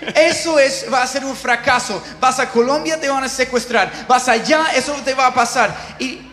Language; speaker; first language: Spanish; non-native, fluent; English